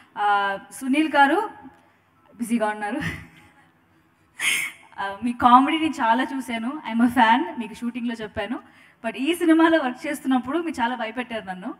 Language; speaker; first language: Telugu; non-native, fluent; Tamil